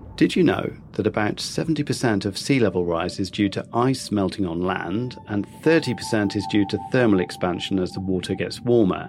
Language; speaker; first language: English; native; English